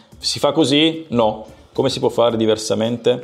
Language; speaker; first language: Italian; native; Italian